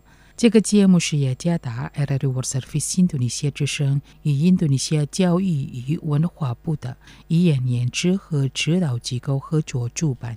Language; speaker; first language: Chinese; non-native, fluent; Indonesian